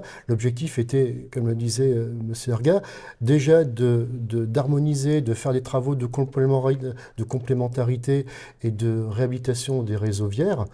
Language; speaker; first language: French; native; French